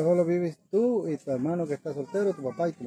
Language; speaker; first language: Spanish; native; Spanish